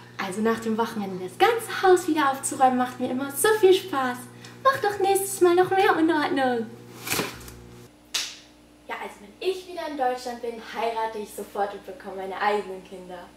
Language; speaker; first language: German; native; German